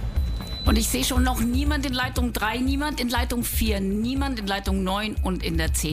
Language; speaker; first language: German; native; German